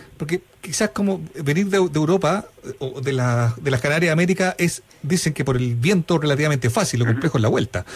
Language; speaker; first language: Spanish; native; Spanish